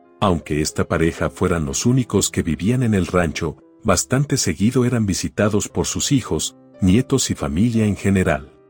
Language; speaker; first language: Spanish; native; Spanish